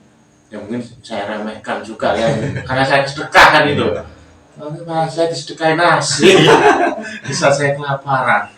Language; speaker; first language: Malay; non-native, local second language; Javanese